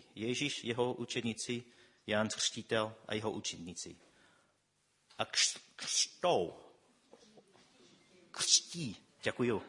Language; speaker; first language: Czech; non-native, fluent; English